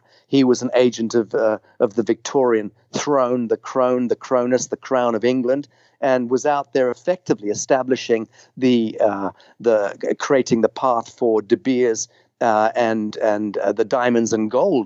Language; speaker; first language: English; native; English